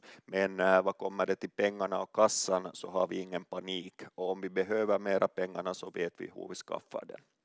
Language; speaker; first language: Swedish; non-native, local second language; Finnish